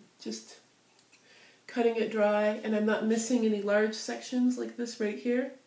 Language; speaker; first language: English; native; English